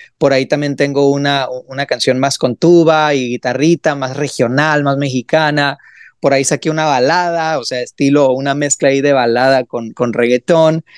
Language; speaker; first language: Spanish; early bilingual, heritage; Spanish